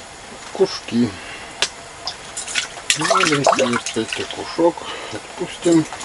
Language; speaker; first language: Russian; native; Russian